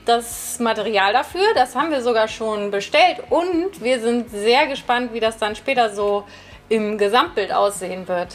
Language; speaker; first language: German; native; German